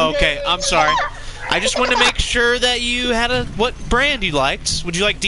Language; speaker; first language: English; native; English